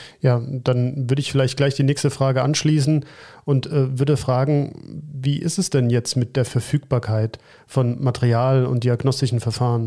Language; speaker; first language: German; native; German